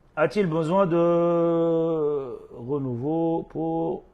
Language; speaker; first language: French; non-native, local second language; Arabic